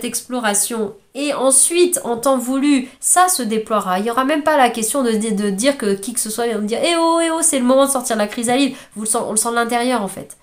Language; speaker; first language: French; native; French